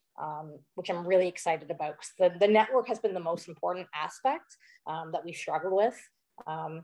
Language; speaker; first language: English; native; English